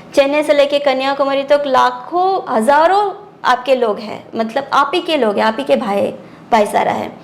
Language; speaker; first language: Hindi; non-native, local second language; Tamil